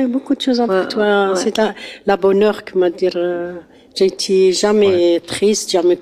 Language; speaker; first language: French; non-native, learner; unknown